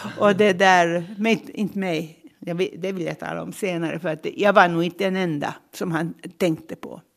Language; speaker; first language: Swedish; native; Swedish